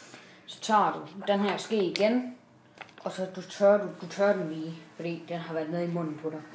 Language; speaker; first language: Danish; native; Danish